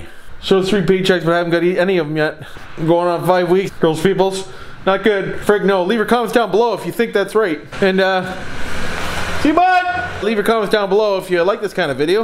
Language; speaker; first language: English; native; English